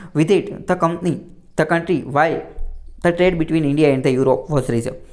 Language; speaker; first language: English; non-native, local second language; Gujarati